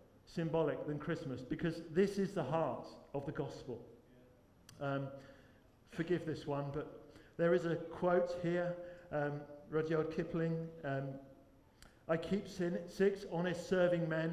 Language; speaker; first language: English; native; English